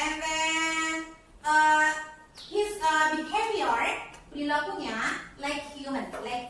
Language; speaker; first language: English; non-native, learner; Indonesian